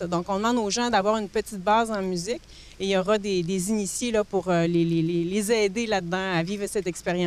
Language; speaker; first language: French; native; French